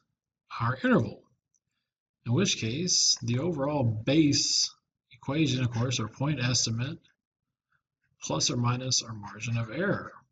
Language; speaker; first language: English; native; English